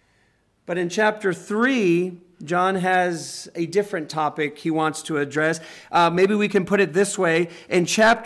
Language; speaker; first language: English; native; English